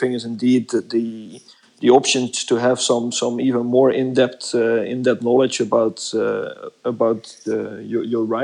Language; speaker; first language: English; non-native, fluent; Dutch